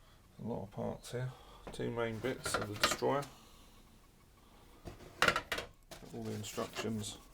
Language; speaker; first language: English; native; English